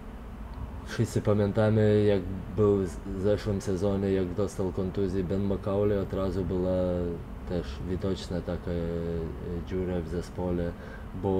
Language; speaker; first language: Polish; non-native, fluent; Lithuanian